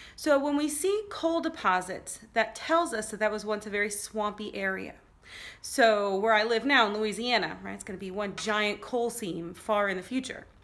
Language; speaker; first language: English; native; English